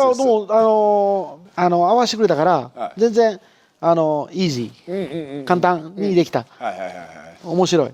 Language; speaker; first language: Japanese; native; Japanese